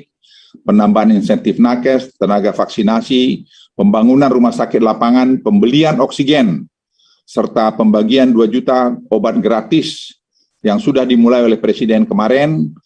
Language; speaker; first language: Indonesian; native; Indonesian